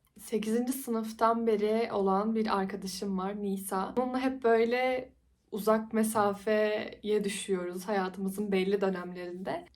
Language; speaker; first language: Turkish; native; Turkish